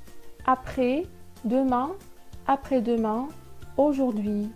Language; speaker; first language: French; non-native, local second language; Arabic